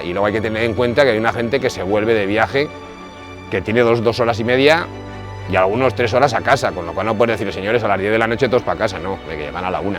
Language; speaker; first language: Spanish; native; Spanish